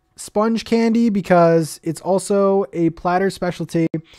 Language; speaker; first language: English; native; English